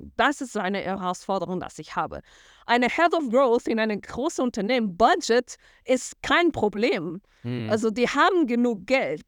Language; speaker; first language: German; non-native, fluent; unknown